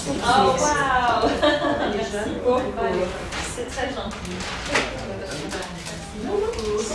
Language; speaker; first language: French; non-native, fluent; English